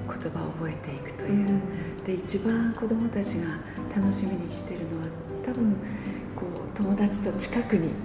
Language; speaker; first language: Japanese; native; Japanese